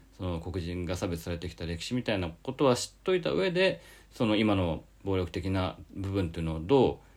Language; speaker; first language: Japanese; native; Japanese